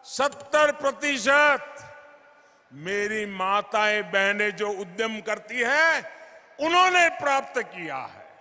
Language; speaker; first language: Hindi; non-native, local second language; Gujarati